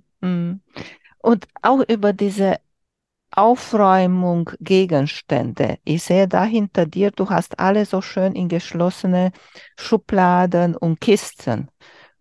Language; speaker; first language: German; non-native, learner; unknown